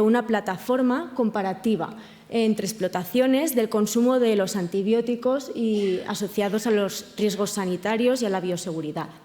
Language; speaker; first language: Spanish; native; Spanish